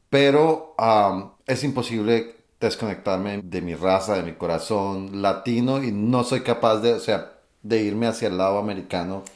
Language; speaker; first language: Spanish; native; Spanish